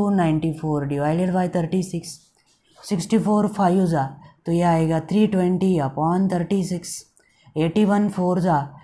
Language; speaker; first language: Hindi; non-native, local second language; Marathi